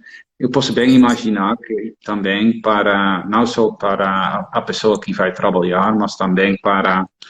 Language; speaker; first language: Portuguese; non-native, fluent; Dutch